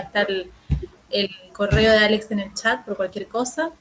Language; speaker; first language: Spanish; native; Spanish